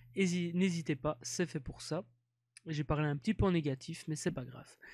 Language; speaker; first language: French; native; French